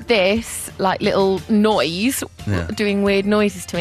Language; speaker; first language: English; native; English